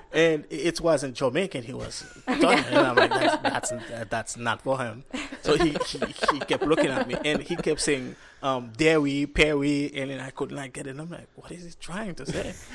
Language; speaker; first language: English; non-native, fluent; Haitian Creole